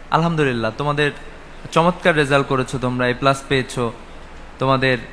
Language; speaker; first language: Bangla; native; Bangla